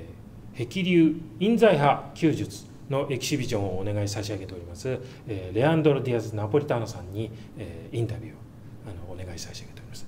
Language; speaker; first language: Japanese; native; Japanese